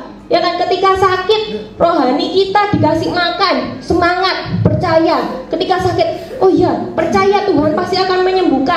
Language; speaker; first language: Indonesian; native; Indonesian